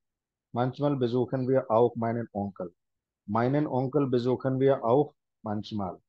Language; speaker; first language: German; non-native, fluent; Hindi